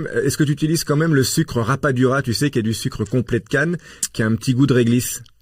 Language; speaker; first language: French; native; French